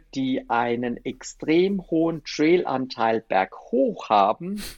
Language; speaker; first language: German; native; German